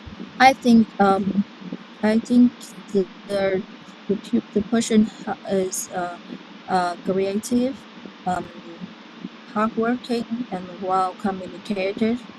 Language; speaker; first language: English; non-native, learner; Vietnamese